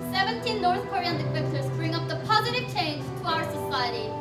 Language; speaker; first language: English; non-native, learner; Korean